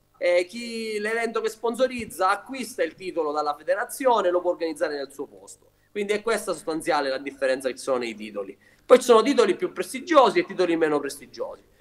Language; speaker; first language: Italian; native; Italian